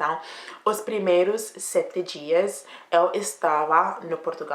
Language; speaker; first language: Portuguese; non-native, learner; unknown